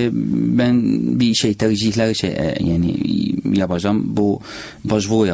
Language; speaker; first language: Turkish; non-native, learner; Arabic